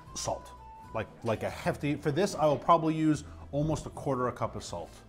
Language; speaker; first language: English; native; English